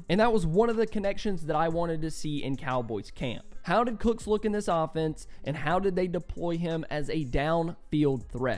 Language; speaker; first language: English; native; English